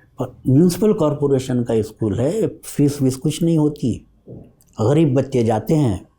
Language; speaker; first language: Urdu; native; Urdu